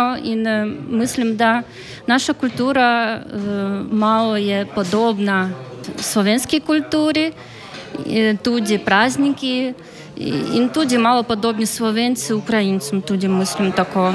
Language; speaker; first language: Slovenian; non-native, learner; Ukrainian